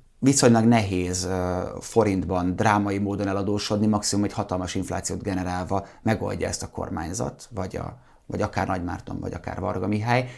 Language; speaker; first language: Hungarian; native; Hungarian